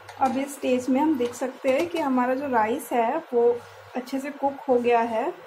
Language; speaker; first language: Hindi; non-native, local second language; Bangla